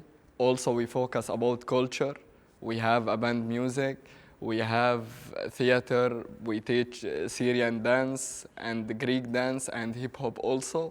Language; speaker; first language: English; non-native, learner; Arabic